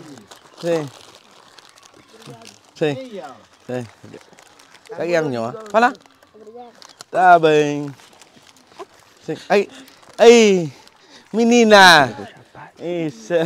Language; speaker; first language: Portuguese; non-native, learner; Vietnamese